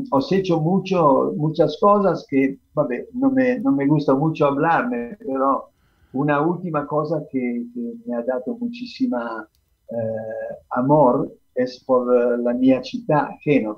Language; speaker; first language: Spanish; non-native, fluent; Italian